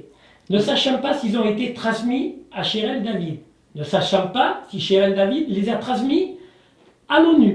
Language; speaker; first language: French; native; French